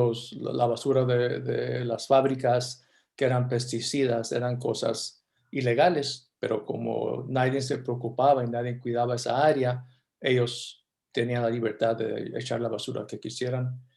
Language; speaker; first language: Spanish; early bilingual, heritage; Spanish